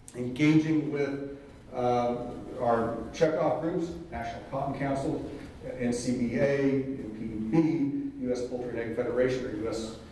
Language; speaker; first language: English; native; English